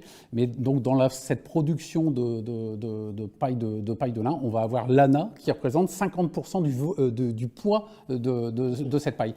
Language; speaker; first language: French; native; French